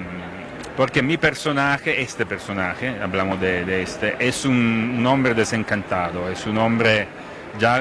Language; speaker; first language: Spanish; non-native, fluent; Italian